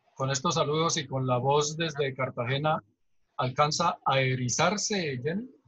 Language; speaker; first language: Spanish; native; Spanish